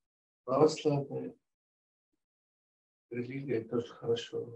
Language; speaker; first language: Russian; non-native, learner; Mongolian